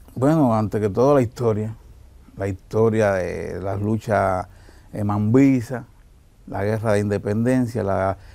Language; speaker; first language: Spanish; native; Spanish